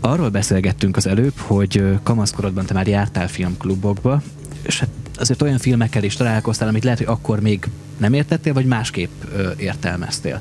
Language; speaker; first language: Hungarian; native; Hungarian